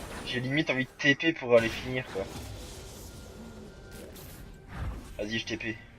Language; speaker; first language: French; native; French